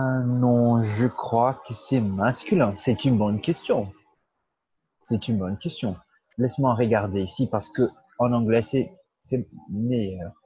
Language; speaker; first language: French; non-native, fluent; Portuguese